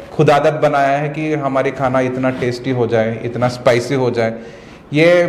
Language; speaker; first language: Hindi; non-native, local second language; Kannada